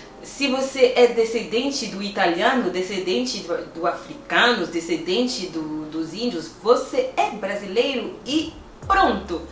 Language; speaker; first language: Portuguese; non-native, fluent; French